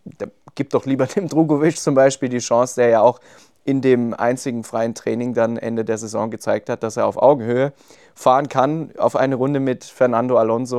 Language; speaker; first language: German; native; German